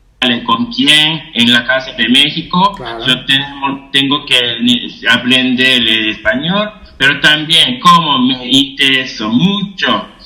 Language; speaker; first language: Spanish; non-native, fluent; Japanese